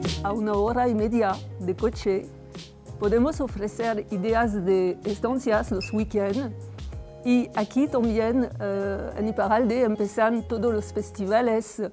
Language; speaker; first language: Spanish; non-native, fluent; French